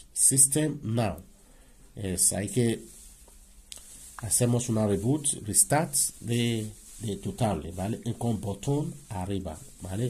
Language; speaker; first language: Spanish; non-native, learner; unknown